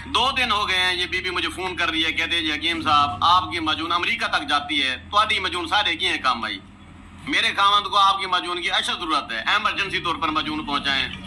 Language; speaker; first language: Urdu; non-native, local second language; Saraiki